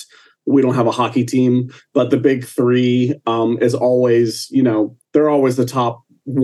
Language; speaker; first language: English; native; English